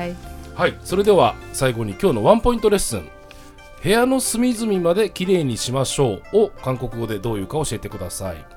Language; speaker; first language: Japanese; native; Japanese